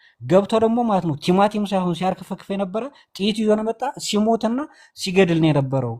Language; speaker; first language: Amharic; non-native, local second language; Tigrinya